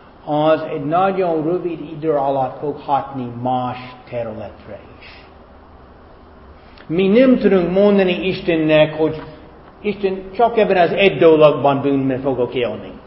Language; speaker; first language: Hungarian; non-native, fluent; English